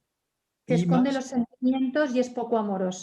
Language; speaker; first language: Spanish; native; Spanish